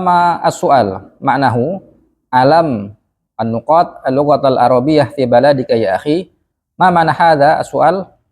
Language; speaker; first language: Arabic; non-native, fluent; Indonesian